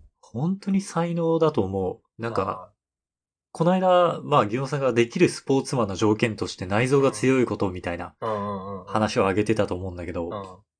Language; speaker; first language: Japanese; native; Japanese